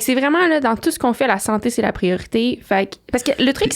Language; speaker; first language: French; native; French